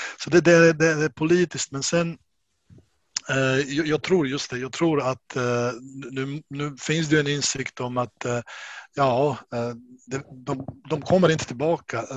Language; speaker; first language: Swedish; non-native, fluent; Bosnian